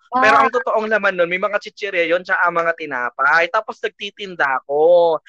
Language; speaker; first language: Filipino; native; Filipino